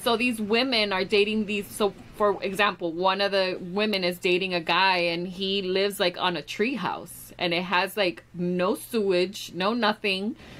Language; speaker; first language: English; early bilingual, other home language; Spanish